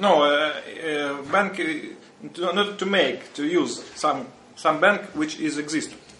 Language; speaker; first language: English; non-native, learner; Russian